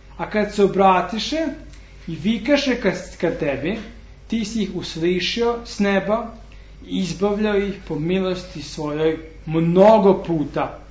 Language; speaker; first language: Serbian; non-native, fluent; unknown